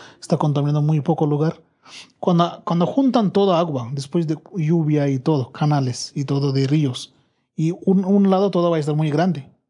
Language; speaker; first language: Spanish; non-native, learner; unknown